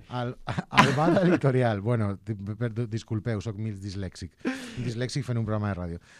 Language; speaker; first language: Catalan; native; Catalan